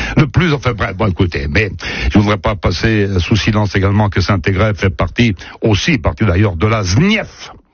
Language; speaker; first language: French; native; French